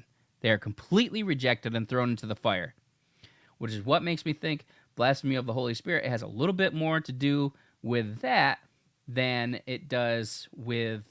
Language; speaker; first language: English; native; English